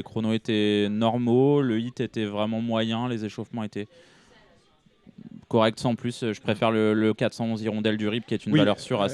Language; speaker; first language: French; native; French